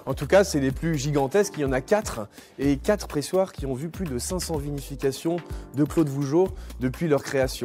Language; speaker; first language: French; native; French